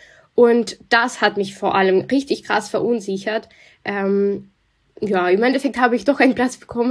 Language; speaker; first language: German; non-native, fluent; Russian